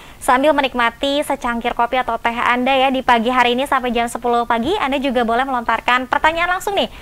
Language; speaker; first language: Indonesian; native; Indonesian